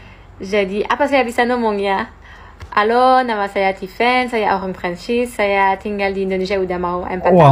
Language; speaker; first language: Indonesian; non-native, fluent; French